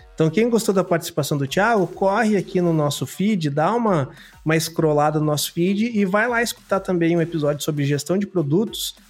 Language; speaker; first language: Portuguese; native; Portuguese